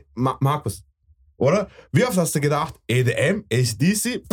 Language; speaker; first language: German; early bilingual, other home language; Bosnian